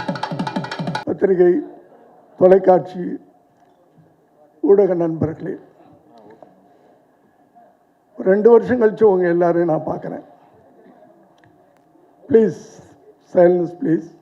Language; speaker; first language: Tamil; native; Tamil